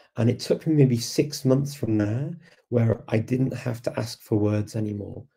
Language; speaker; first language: English; native; English